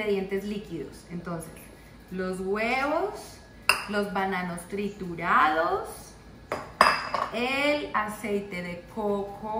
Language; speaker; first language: Spanish; native; Spanish